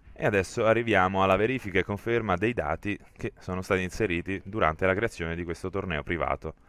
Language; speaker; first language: Italian; native; Italian